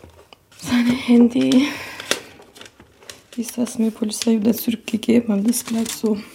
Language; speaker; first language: German; non-native, learner; Turkish